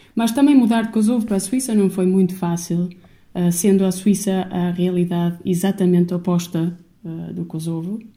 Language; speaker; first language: Portuguese; non-native, fluent; Albanian